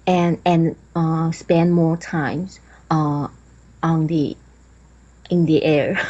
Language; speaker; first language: English; non-native, learner; Chinese